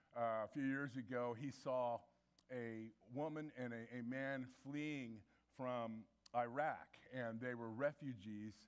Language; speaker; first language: English; native; English